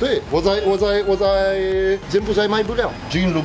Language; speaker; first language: Chinese; non-native, fluent; Polish